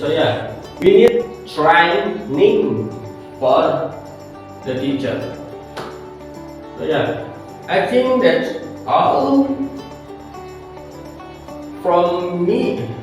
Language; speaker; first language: English; non-native, learner; Indonesian